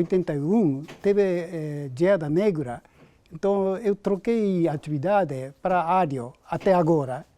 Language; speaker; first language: Portuguese; non-native, learner; Japanese